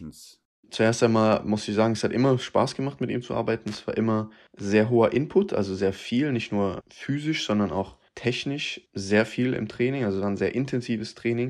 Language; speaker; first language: German; native; German